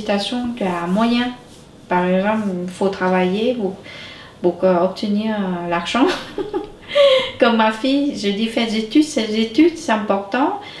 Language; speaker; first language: French; non-native, learner; Vietnamese